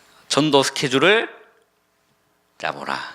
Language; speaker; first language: Korean; native; Korean